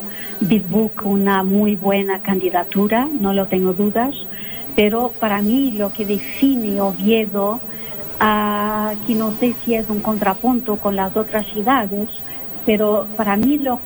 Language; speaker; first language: Spanish; non-native, local second language; Portuguese